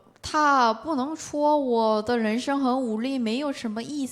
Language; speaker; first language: Chinese; non-native, learner; Korean